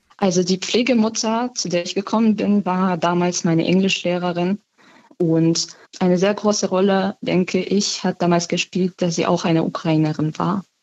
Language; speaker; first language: German; non-native, fluent; Ukrainian